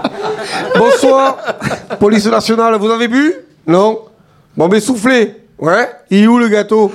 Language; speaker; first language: French; native; French